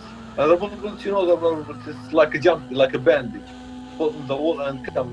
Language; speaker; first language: English; non-native, learner; Arabic